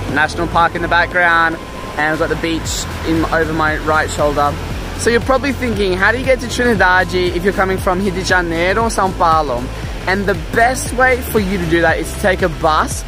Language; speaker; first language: English; native; English